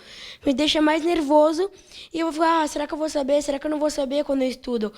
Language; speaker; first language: Portuguese; native; Portuguese